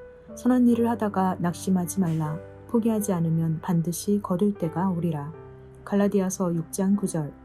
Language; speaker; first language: Korean; native; Korean